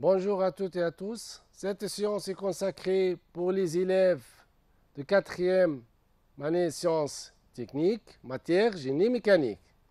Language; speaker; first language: French; non-native, local second language; Arabic